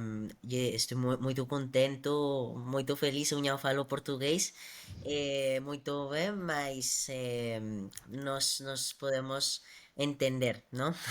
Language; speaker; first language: Portuguese; non-native, learner; Spanish